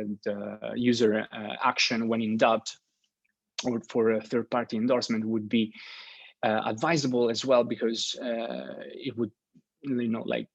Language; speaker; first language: English; non-native, fluent; Italian